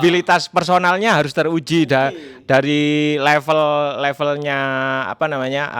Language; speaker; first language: Indonesian; native; Indonesian